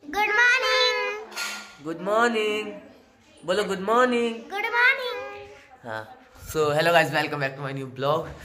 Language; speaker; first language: Hindi; native; Hindi